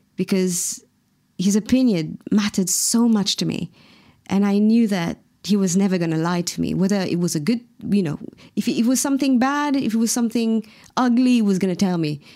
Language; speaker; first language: English; non-native, fluent; Morisyen